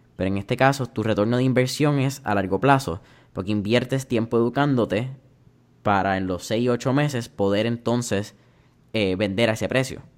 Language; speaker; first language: Spanish; native; Spanish